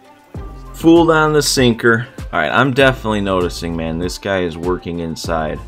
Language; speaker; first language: English; native; English